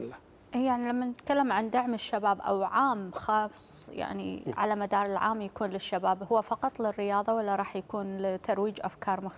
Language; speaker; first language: Arabic; native; Arabic